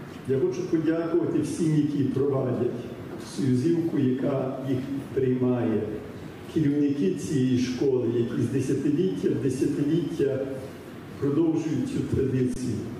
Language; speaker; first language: Ukrainian; early bilingual, heritage; Ukrainian